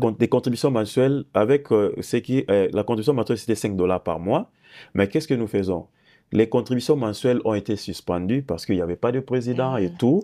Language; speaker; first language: French; non-native, local second language; Lingala